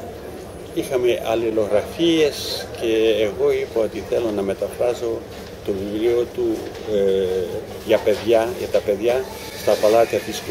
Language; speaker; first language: Greek; non-native, learner; Ukrainian